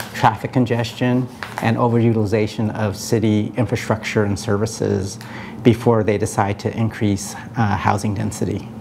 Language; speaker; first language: English; native; English